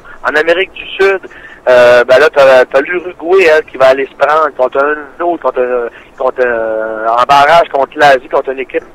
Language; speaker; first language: French; native; French